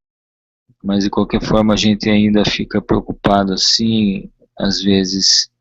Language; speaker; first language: Portuguese; native; Portuguese